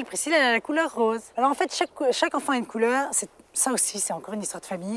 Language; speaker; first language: French; native; French